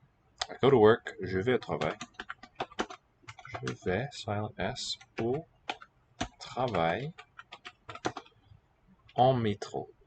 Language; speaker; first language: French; non-native, learner; English